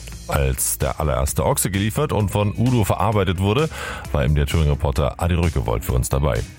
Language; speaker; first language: German; native; German